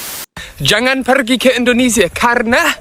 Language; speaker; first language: Indonesian; non-native, learner; English